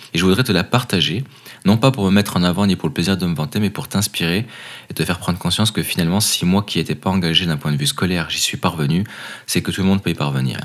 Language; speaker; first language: French; native; French